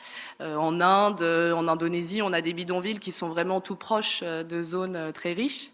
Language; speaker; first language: French; native; French